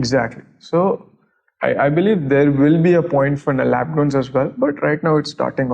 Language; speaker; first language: English; non-native, local second language; Gujarati